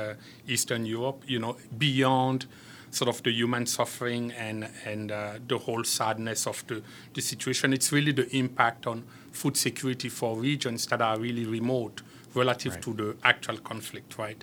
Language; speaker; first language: English; non-native, local second language; French